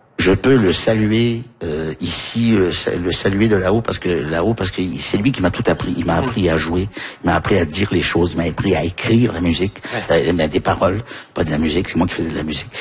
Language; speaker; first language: French; early bilingual, heritage; French